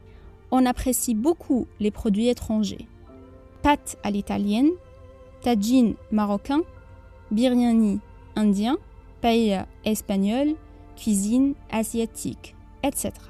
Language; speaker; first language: French; non-native, fluent; Arabic